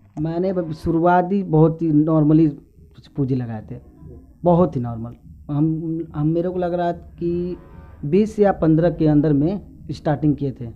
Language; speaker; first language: Hindi; native; Hindi